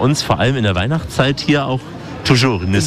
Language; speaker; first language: German; native; German